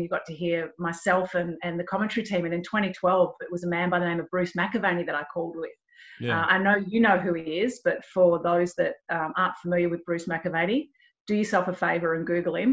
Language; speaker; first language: English; native; English